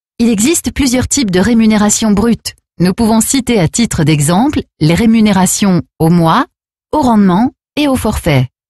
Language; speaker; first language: French; native; French